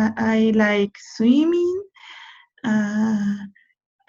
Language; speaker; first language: English; non-native, learner; Spanish